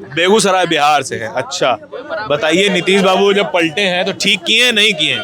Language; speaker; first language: Hindi; native; Hindi